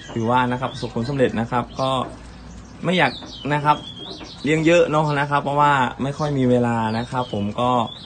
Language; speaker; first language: Thai; native; Thai